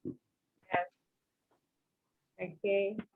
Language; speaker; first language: English; non-native, learner; Vietnamese